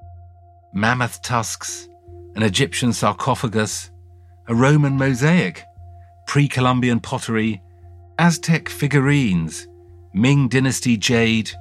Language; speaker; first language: English; native; English